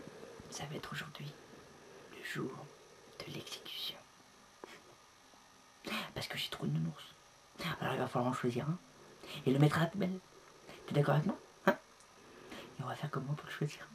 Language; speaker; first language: French; native; French